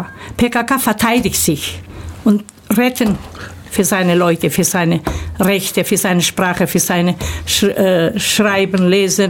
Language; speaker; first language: German; early bilingual, other home language; Turkish